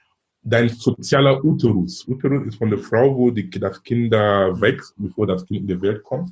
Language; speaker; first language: German; non-native, fluent; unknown